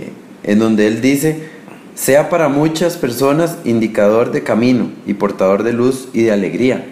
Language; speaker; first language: Spanish; native; Spanish